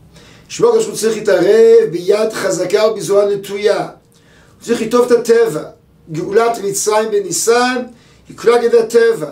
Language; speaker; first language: Hebrew; native; Hebrew